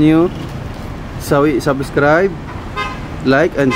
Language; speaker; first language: English; non-native, learner; Filipino